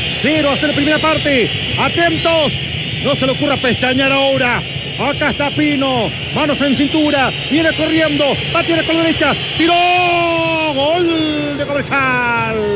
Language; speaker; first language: Spanish; native; Spanish